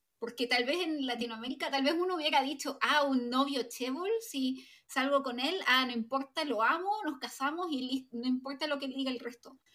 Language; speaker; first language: Spanish; native; Spanish